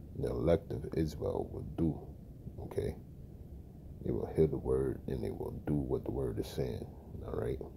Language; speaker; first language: English; native; English